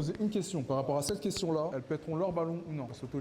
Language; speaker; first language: French; native; French